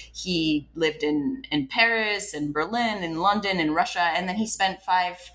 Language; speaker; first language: English; non-native, fluent; French